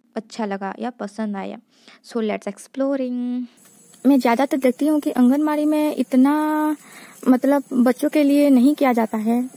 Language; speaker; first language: Hindi; non-native, local second language; Odia